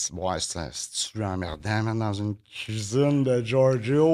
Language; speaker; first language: French; native; French